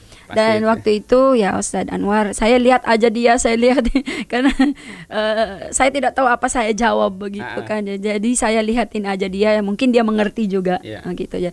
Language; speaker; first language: Indonesian; non-native, fluent; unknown